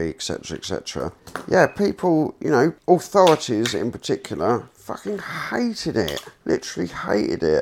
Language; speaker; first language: English; native; English